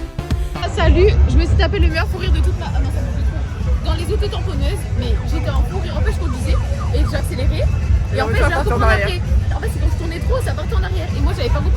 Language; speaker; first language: French; native; French